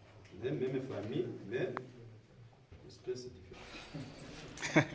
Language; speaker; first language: French; non-native, local second language; Swahili